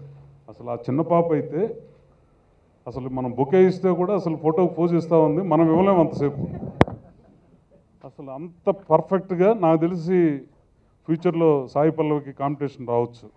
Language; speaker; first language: Telugu; native; Telugu